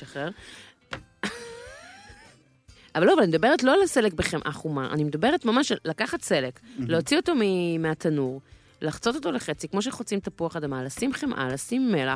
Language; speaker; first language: Hebrew; native; Hebrew